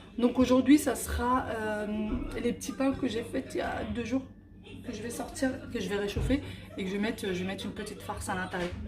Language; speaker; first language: French; early bilingual, other home language; Arabic